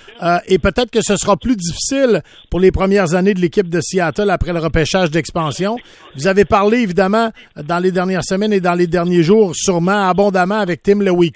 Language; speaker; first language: French; native; French